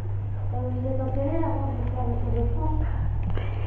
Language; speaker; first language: French; native; French